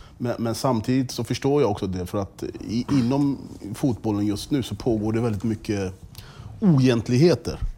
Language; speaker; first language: Swedish; early bilingual, other home language; English